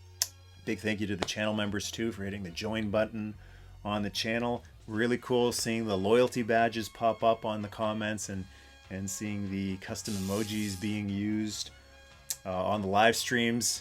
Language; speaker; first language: English; native; English